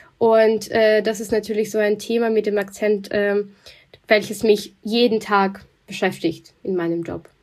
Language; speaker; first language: German; non-native, fluent; Russian